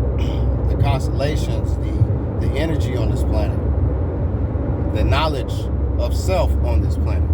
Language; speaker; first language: English; native; English